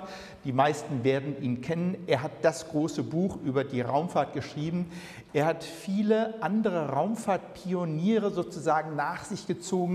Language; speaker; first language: German; native; German